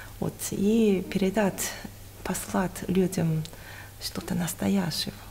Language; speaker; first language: Russian; non-native, fluent; Japanese